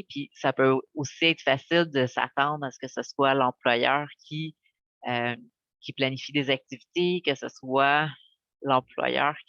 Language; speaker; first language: French; native; French